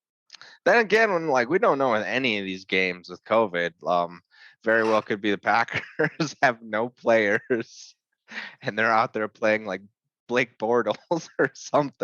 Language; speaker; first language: English; native; English